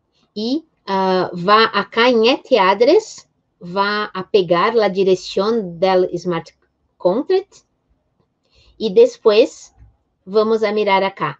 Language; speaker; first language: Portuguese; non-native, fluent; Spanish